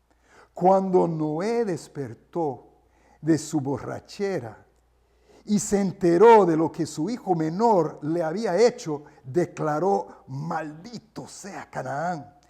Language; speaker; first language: Spanish; non-native, fluent; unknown